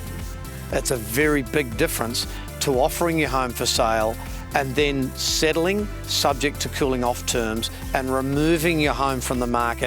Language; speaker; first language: English; native; English